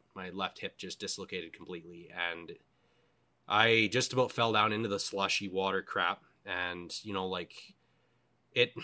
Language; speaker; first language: English; native; English